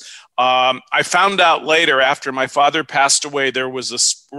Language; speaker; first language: English; native; English